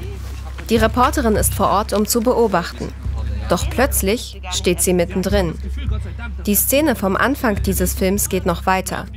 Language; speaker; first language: German; native; German